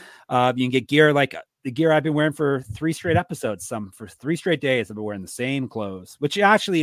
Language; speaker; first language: English; native; English